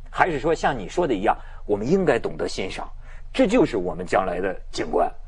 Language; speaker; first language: Chinese; native; Chinese